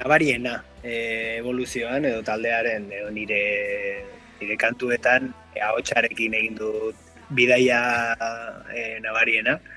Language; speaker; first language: Basque; native; Basque